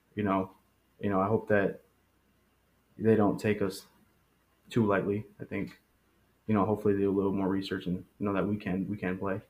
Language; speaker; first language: English; early bilingual, other home language; Spanish